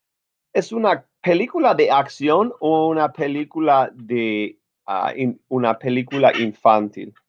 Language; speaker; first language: Spanish; non-native, fluent; English